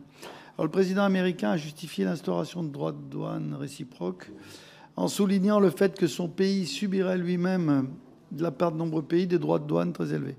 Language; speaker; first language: French; native; French